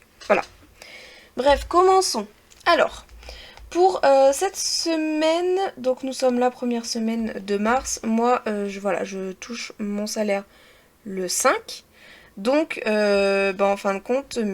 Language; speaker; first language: French; native; French